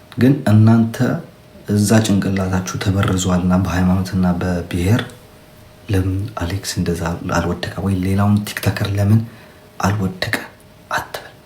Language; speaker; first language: Amharic; non-native, local second language; Tigrinya